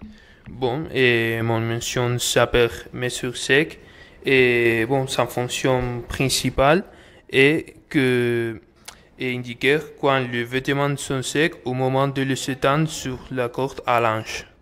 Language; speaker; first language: French; non-native, learner; Spanish